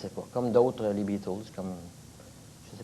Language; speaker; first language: French; native; French